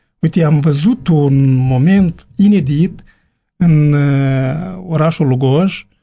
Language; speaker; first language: Romanian; native; Romanian